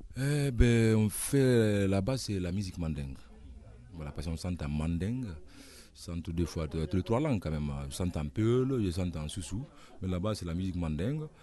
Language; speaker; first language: French; non-native, local second language; Mandingo